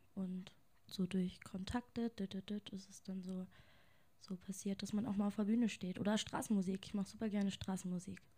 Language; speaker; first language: German; native; German